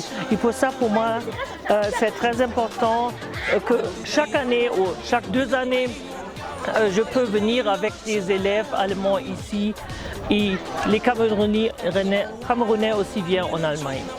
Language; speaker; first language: French; non-native, fluent; German